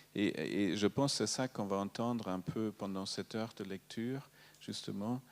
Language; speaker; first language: French; non-native, fluent; German